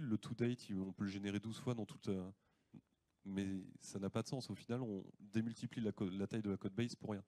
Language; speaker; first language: French; native; French